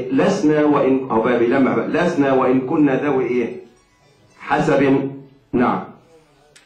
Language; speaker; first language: Arabic; native; Arabic